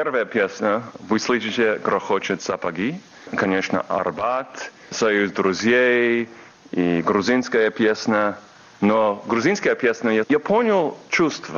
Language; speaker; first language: Russian; non-native, learner; English